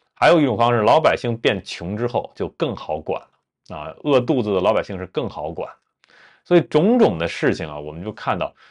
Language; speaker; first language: Chinese; native; Chinese